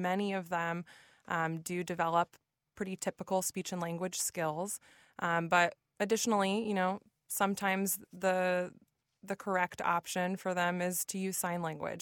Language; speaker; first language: English; native; English